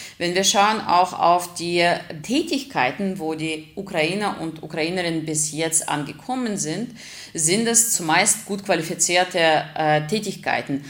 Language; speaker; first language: German; non-native, fluent; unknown